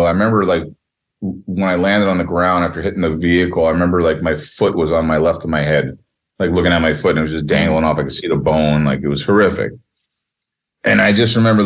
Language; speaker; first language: English; native; English